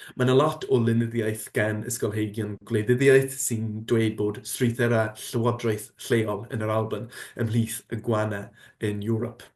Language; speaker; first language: Welsh; non-native, fluent; English